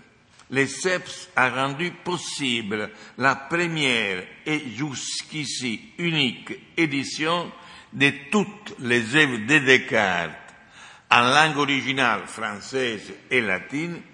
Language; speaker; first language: French; non-native, fluent; Italian